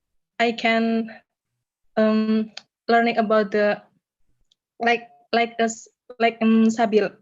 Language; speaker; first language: English; non-native, learner; Indonesian